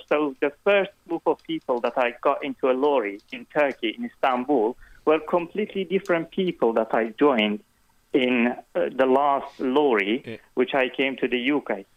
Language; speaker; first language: English; non-native, fluent; Kurdish